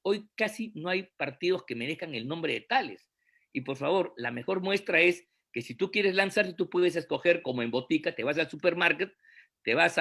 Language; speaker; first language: Spanish; native; Spanish